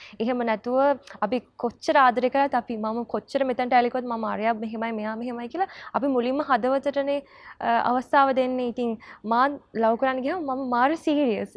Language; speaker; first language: Sinhala; native; Sinhala